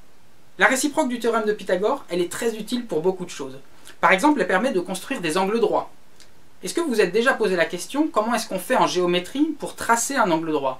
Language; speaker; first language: French; native; French